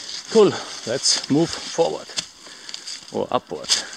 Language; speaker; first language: English; non-native, fluent; German